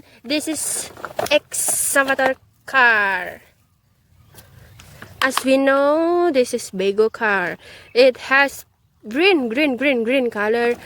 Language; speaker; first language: English; non-native, learner; Indonesian